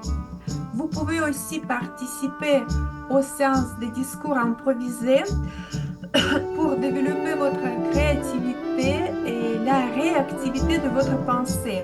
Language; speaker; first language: French; non-native, fluent; Russian